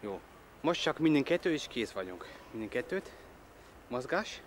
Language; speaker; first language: Hungarian; non-native, learner; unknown